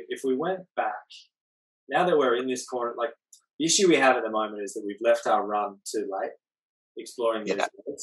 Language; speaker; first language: English; native; English